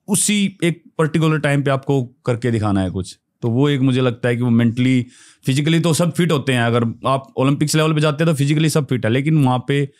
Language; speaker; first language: Hindi; native; Hindi